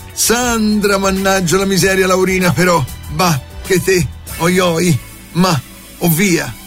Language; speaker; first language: Italian; native; Italian